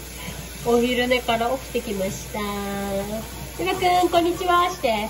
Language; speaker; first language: Japanese; native; Japanese